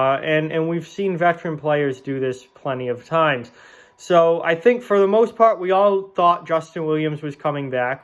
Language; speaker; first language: English; native; English